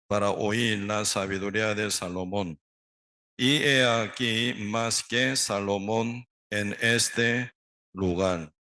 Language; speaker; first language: Spanish; non-native, learner; Korean